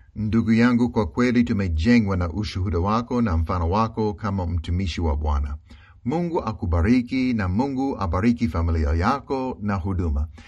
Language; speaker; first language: Swahili; native; Swahili